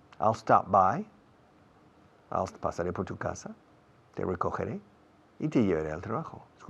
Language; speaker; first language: Spanish; non-native, fluent; English